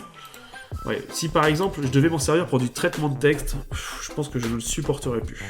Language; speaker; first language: French; native; French